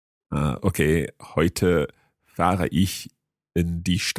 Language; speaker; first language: German; non-native, learner; English